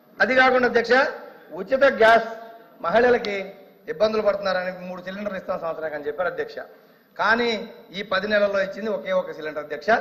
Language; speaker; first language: Telugu; native; Telugu